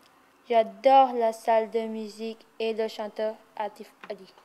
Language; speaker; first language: French; non-native, learner; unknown